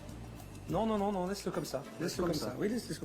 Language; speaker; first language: French; native; French